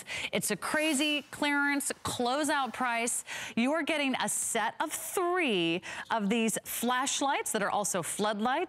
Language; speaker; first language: English; native; English